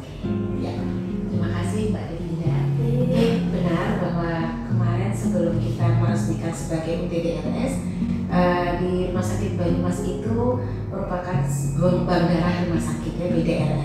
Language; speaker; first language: Indonesian; native; Indonesian